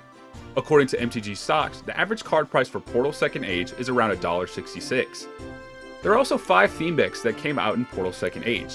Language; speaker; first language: English; native; English